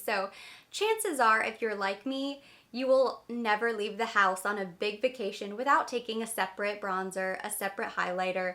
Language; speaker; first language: English; native; English